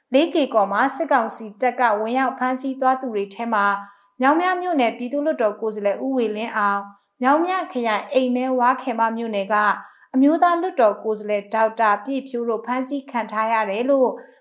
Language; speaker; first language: Burmese; native; Burmese